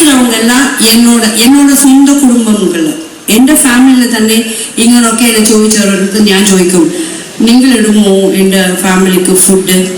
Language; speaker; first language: Malayalam; non-native, local second language; Tamil